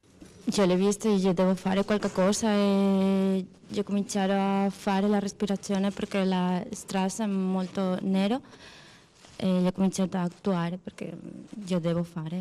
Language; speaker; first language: Italian; non-native, learner; Spanish